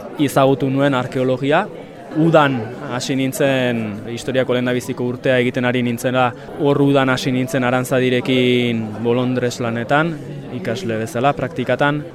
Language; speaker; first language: Basque; native; Basque